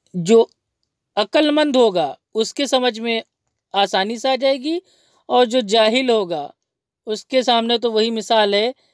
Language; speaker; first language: Hindi; native; Hindi